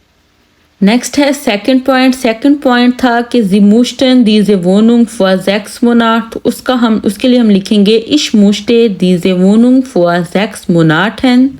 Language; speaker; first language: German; non-native, learner; Urdu